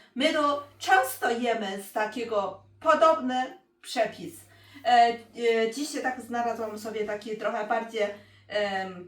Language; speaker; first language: Polish; non-native, learner; Chinese